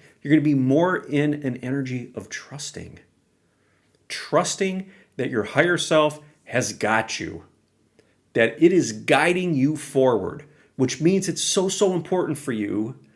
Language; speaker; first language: English; native; English